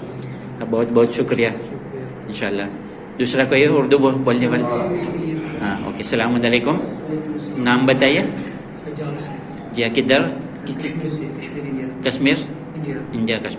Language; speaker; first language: Hindi; non-native, learner; Gujarati